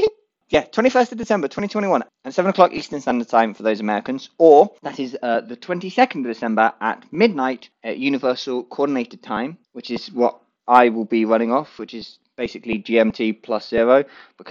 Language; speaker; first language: English; native; English